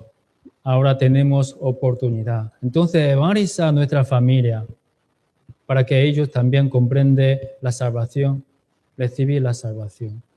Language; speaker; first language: Spanish; non-native, fluent; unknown